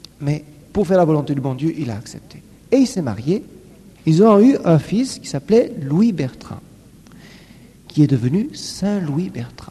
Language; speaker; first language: French; native; French